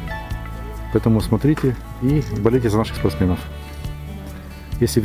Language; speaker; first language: Russian; native; Russian